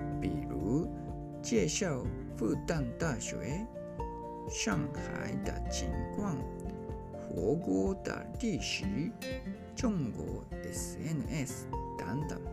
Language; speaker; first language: Chinese; non-native, learner; Japanese